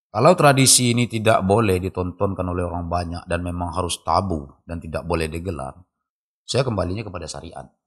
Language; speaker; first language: Indonesian; non-native, local second language; Malay